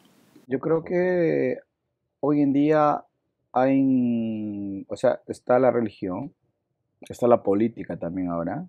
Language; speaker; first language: Spanish; non-native, local second language; Shipibo-Conibo